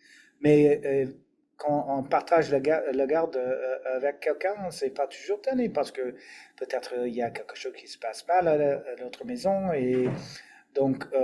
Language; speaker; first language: French; non-native, fluent; English